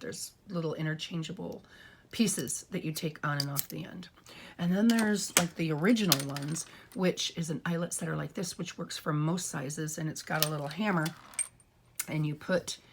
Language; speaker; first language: English; native; English